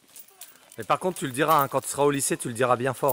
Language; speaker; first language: French; native; French